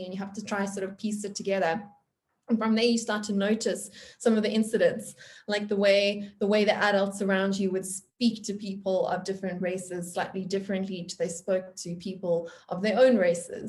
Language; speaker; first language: English; native; English